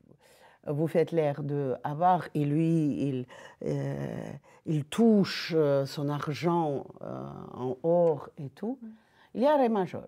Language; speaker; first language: French; non-native, fluent; Russian